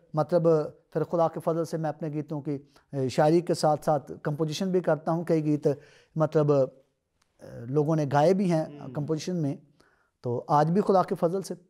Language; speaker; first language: Urdu; non-native, local second language; Punjabi